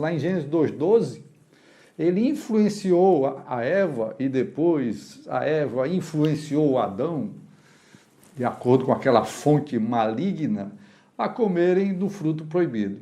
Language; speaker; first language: Portuguese; native; Portuguese